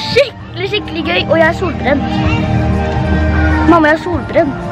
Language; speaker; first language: Norwegian; early bilingual, other home language; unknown